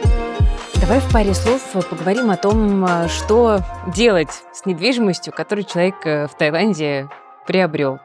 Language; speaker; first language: Russian; native; Russian